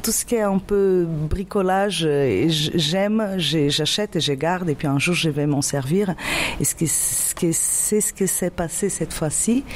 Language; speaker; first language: French; non-native, fluent; Portuguese